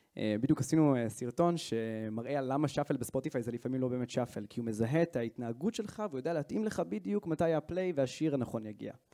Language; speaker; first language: Hebrew; native; Hebrew